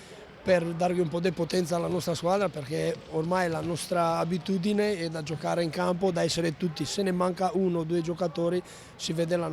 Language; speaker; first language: Italian; non-native, fluent; Romanian